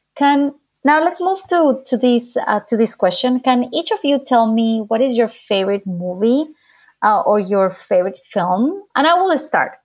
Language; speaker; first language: English; non-native, fluent; Spanish